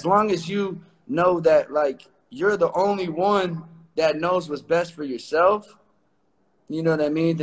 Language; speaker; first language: English; native; English